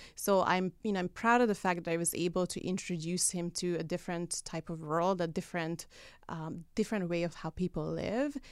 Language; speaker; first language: English; non-native, fluent; Hungarian